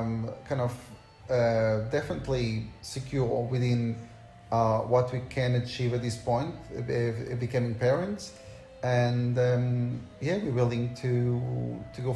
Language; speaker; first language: English; non-native, fluent; Portuguese